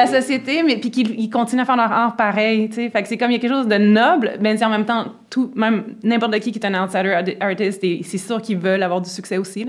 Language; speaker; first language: French; native; French